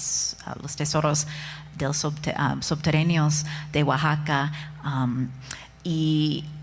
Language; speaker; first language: Spanish; non-native, fluent; English